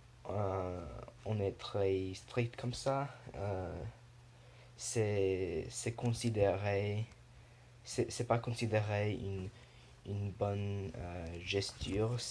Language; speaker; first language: French; non-native, learner; English